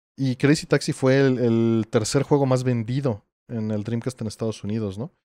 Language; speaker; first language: Spanish; native; Spanish